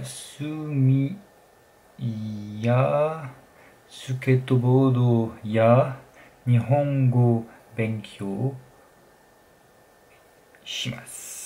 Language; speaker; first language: Japanese; non-native, learner; French